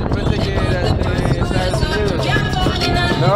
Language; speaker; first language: Spanish; non-native, learner; English